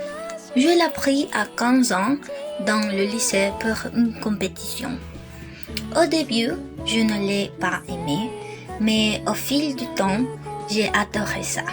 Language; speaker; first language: French; non-native, learner; Spanish